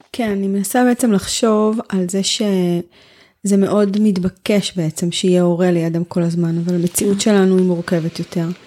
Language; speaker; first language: Hebrew; native; Hebrew